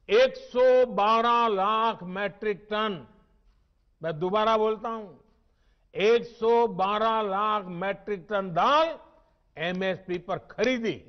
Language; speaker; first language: Hindi; non-native, local second language; Gujarati